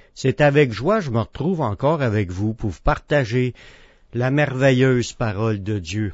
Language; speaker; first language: French; native; French